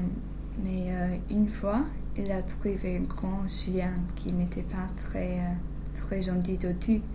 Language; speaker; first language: French; non-native, learner; English